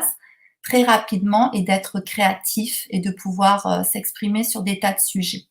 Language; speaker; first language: French; native; French